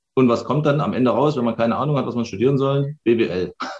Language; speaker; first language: German; native; German